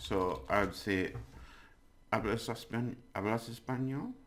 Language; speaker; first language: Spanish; non-native, learner; English